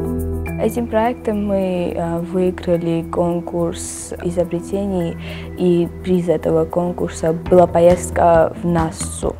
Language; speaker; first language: Russian; non-native, local second language; Georgian